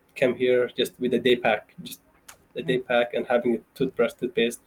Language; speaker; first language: English; non-native, fluent; Persian